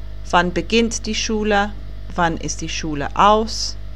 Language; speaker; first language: German; non-native, fluent; English